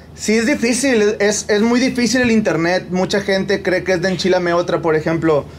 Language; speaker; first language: Spanish; native; Spanish